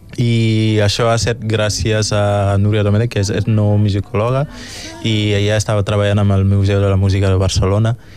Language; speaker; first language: Catalan; non-native, fluent; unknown